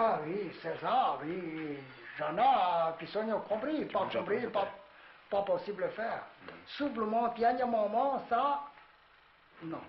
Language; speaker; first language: French; non-native, learner; Chinese